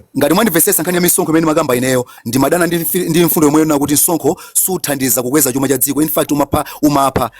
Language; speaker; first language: Nyanja; native; Nyanja